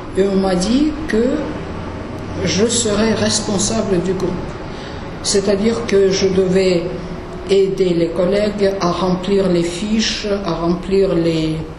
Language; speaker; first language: French; non-native, fluent; Russian